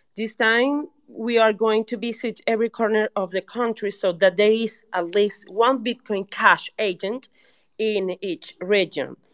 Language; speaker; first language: English; non-native, learner; Spanish